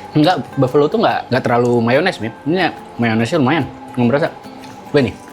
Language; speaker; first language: Indonesian; native; Indonesian